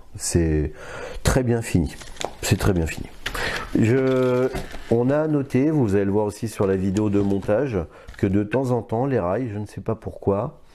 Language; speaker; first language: French; native; French